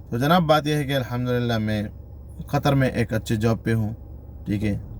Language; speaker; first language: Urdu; non-native, local second language; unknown